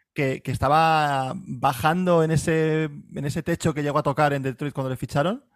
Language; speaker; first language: Spanish; native; Spanish